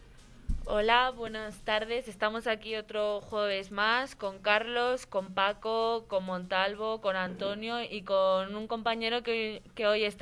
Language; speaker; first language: Spanish; native; Spanish